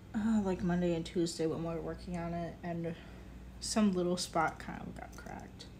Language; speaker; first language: English; native; English